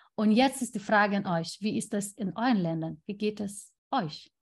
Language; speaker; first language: German; non-native, fluent; Lithuanian